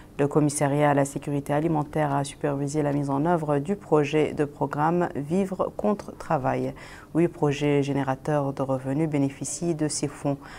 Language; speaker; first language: French; non-native, local second language; Arabic